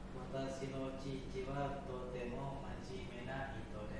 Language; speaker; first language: Japanese; non-native, learner; Indonesian